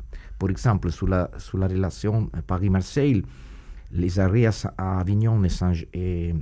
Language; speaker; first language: French; non-native, fluent; Italian